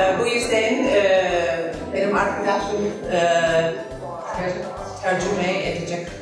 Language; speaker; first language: Turkish; non-native, learner; English